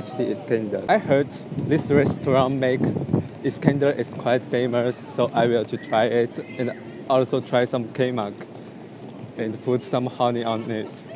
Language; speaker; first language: English; non-native, learner; Chinese